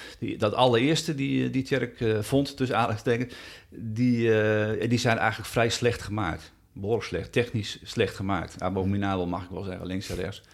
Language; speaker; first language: Dutch; native; Dutch